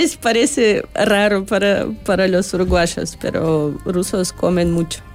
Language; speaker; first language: Spanish; non-native, learner; Russian